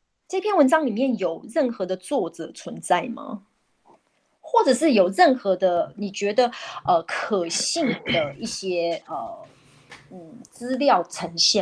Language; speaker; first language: Chinese; native; Chinese